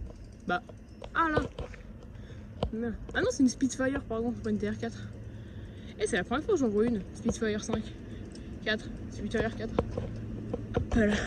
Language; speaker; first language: French; native; French